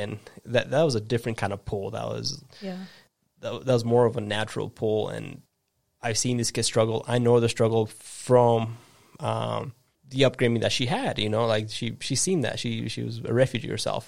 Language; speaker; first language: English; early bilingual, other home language; Spanish